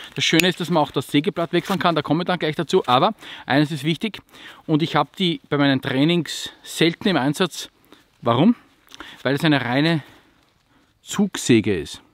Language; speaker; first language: German; native; German